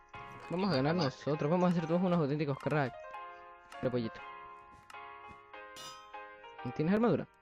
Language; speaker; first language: Spanish; native; Spanish